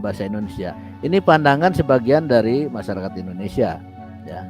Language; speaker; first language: Indonesian; native; Indonesian